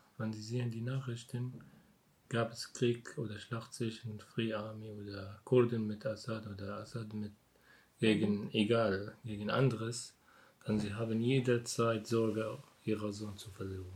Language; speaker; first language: German; non-native, learner; Arabic